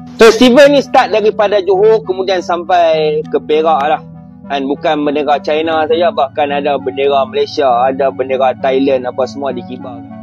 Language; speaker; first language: Malay; native; Malay